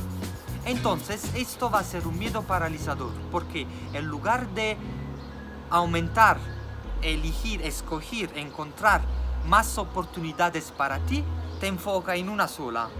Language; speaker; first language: Spanish; non-native, fluent; Italian